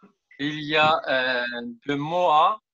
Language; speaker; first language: French; non-native, learner; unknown